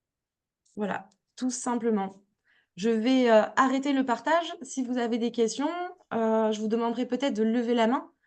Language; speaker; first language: French; native; French